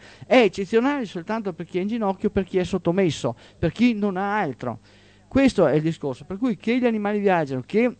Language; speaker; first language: Italian; native; Italian